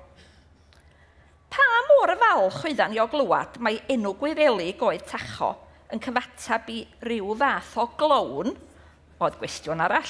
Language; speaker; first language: Welsh; native; Welsh